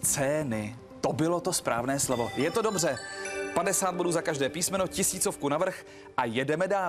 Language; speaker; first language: Czech; native; Czech